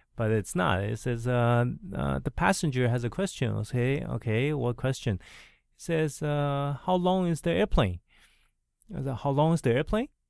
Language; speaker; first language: English; early bilingual, other home language; Chinese